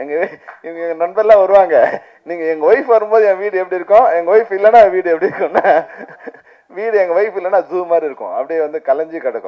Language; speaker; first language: Tamil; native; Tamil